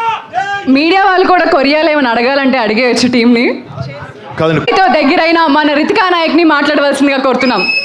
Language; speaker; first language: Telugu; native; Telugu